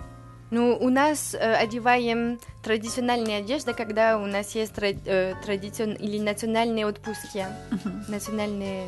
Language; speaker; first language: Russian; non-native, learner; French